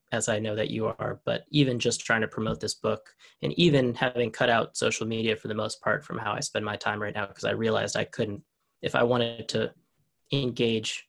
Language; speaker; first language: English; native; English